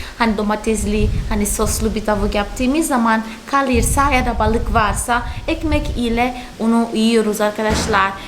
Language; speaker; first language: Turkish; non-native, fluent; Portuguese